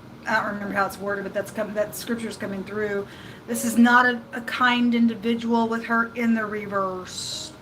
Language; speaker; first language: English; native; English